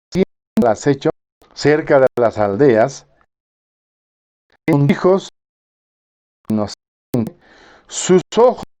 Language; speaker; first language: Spanish; native; Spanish